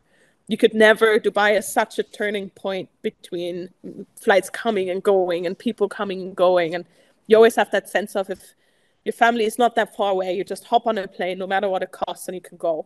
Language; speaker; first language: English; non-native, fluent; German